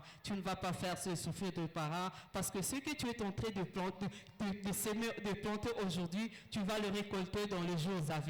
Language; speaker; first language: French; non-native, local second language; Lingala